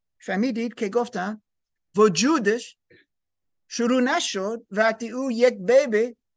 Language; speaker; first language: Persian; non-native, learner; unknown